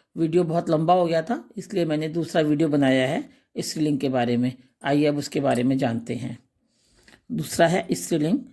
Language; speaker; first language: Hindi; native; Hindi